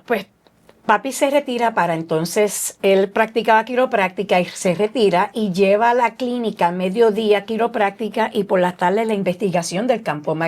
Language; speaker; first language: Spanish; native; Spanish